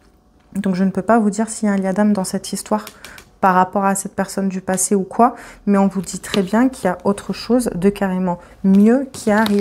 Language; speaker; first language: French; native; French